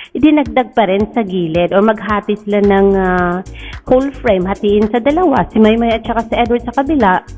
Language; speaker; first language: Filipino; native; Filipino